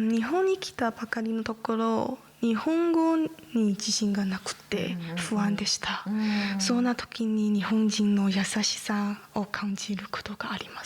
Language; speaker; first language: Japanese; non-native, learner; Chinese